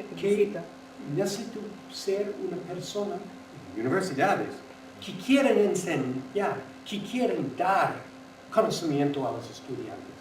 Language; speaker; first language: Spanish; non-native, learner; English